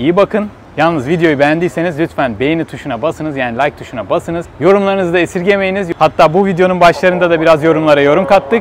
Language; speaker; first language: Turkish; native; Turkish